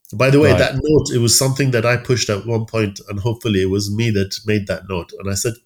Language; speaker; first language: English; early bilingual, other home language; Persian